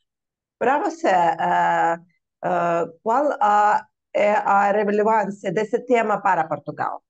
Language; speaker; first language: Portuguese; non-native, learner; Russian